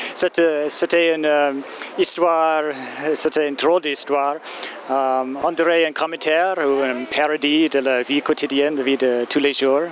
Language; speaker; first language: French; non-native, fluent; English